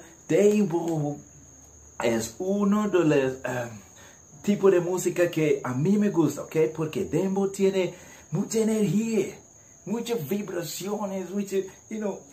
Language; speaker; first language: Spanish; non-native, learner; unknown